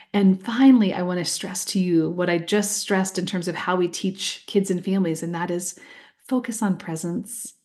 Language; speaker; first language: English; native; English